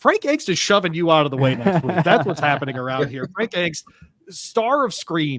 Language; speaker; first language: English; native; English